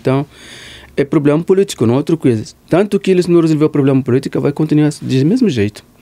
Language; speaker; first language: Portuguese; non-native, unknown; Arabic